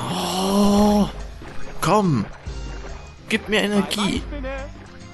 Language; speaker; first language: German; native; German